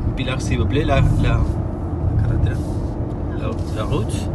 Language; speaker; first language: French; non-native, learner; Spanish